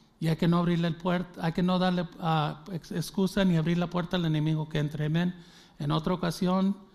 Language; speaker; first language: Spanish; early bilingual, heritage; Spanish